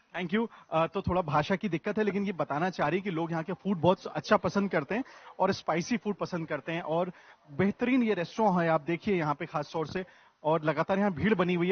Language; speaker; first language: Hindi; native; Hindi